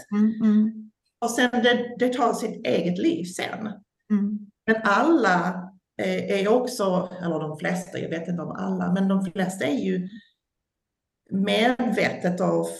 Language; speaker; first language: Swedish; non-native, fluent; English